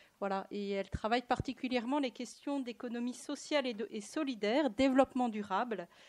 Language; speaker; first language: French; native; French